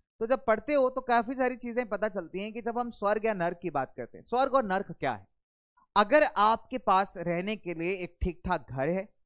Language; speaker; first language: Hindi; native; Hindi